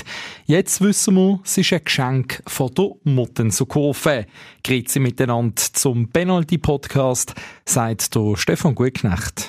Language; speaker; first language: German; native; German